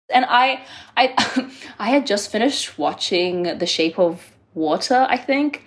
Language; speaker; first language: English; native; English